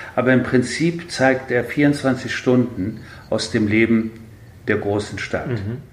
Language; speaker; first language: German; native; German